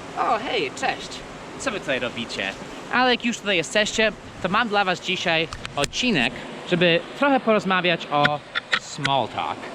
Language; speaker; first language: Polish; non-native, fluent; English